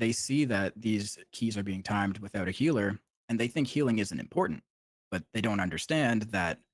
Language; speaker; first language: English; native; English